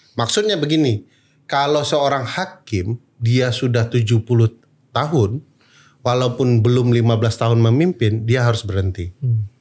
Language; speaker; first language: Indonesian; non-native, local second language; Minangkabau